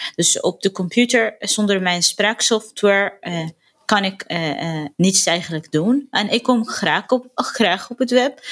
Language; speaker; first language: Dutch; non-native, fluent; Arabic